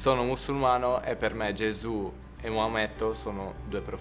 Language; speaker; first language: Italian; early bilingual, other home language; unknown